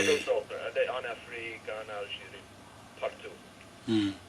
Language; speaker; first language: French; non-native, fluent; English